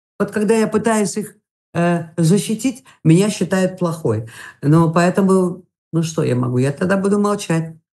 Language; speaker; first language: Russian; non-native, local second language; Latvian